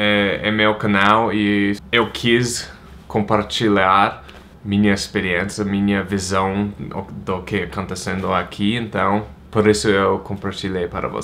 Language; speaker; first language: Portuguese; non-native, fluent; English